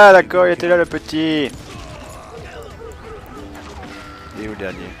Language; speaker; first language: French; native; French